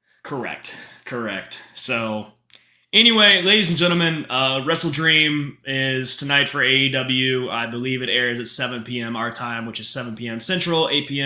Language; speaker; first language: English; native; English